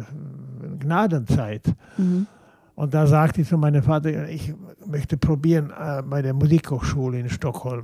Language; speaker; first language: German; non-native, fluent; Swedish